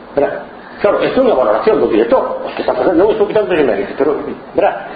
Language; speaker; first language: Spanish; non-native, local second language; Galician